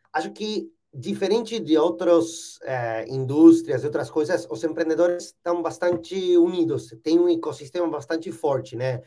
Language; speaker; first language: Portuguese; non-native, fluent; Spanish